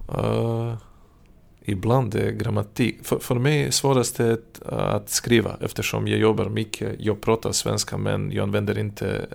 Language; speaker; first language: Swedish; non-native, learner; Serbian